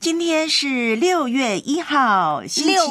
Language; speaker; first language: Chinese; native; Chinese